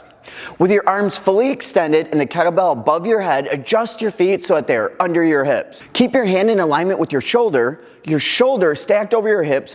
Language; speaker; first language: English; native; English